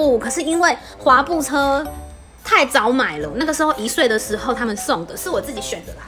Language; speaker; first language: Chinese; native; Chinese